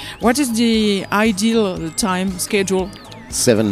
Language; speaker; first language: English; non-native, learner; French